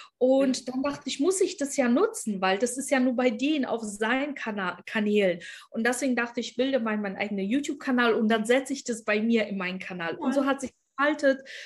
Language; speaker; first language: German; non-native, fluent; Ukrainian